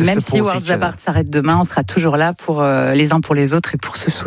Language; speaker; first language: French; native; French